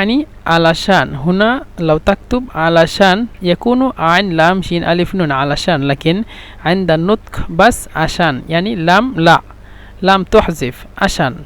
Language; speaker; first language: Egyptian Arabic; non-native, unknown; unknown